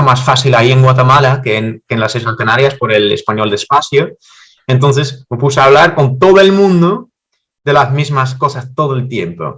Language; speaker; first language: Spanish; non-native, fluent; Dutch